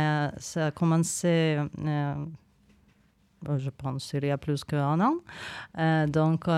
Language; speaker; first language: French; non-native, fluent; Ukrainian